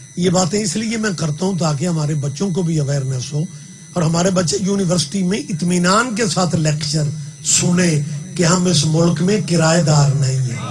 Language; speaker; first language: Urdu; non-native, local second language; Punjabi